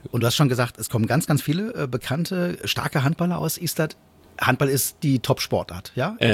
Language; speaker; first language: German; native; German